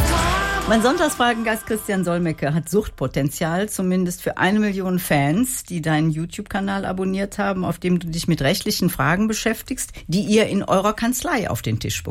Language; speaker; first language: German; native; German